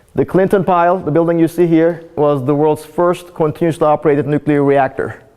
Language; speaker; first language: English; non-native, fluent; Turkish